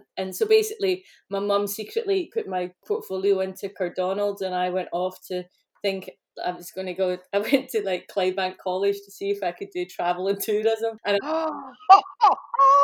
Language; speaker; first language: English; native; English